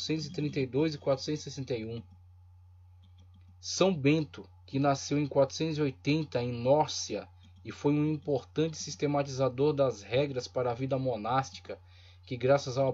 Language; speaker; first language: Portuguese; native; Portuguese